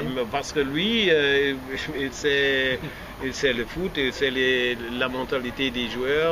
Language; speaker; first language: French; non-native, fluent; German